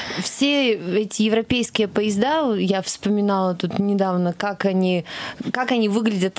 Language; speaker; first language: Russian; native; Russian